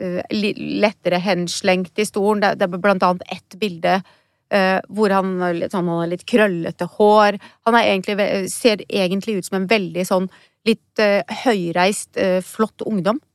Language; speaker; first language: Norwegian; native; Norwegian